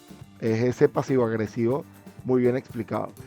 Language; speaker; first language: Spanish; native; Spanish